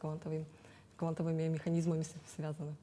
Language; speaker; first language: Russian; native; Russian